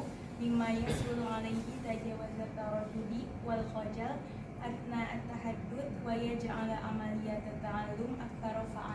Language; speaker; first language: Arabic; non-native, learner; Indonesian